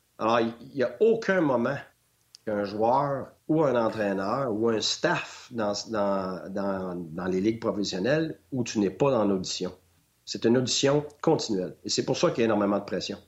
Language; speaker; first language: French; native; French